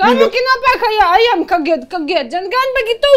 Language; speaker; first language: Indonesian; non-native, learner; Russian